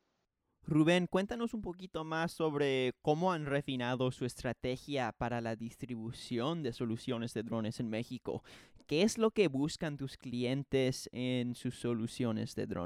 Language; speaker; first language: Spanish; non-native, fluent; English